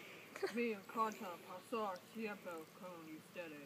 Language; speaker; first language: Spanish; non-native, learner; English